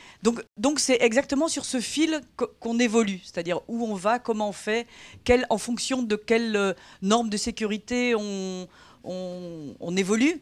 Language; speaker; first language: French; native; French